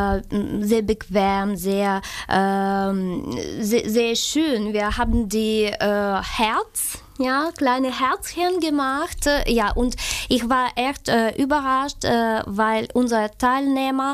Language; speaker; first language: German; non-native, learner; Ukrainian